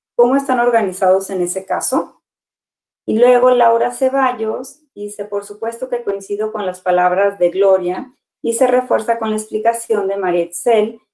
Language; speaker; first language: Spanish; native; Spanish